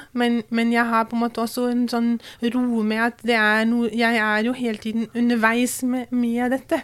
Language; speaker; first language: Norwegian; non-native, fluent; German